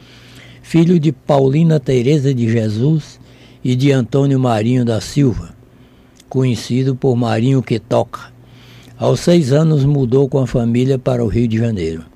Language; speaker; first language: Portuguese; native; Portuguese